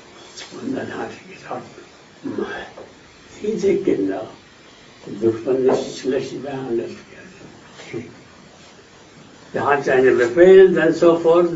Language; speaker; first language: German; non-native, fluent; Hindi